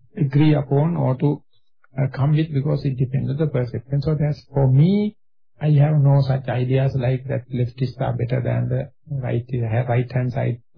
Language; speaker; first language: English; non-native, local second language; Sinhala